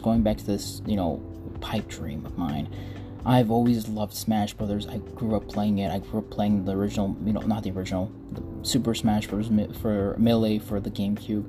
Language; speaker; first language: English; non-native, fluent; Spanish